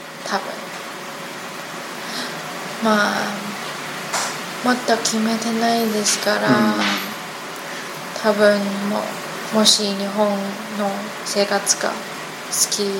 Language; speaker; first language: Japanese; non-native, learner; Chinese